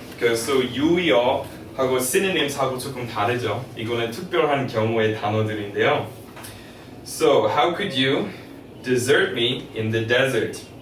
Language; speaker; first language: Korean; non-native, fluent; English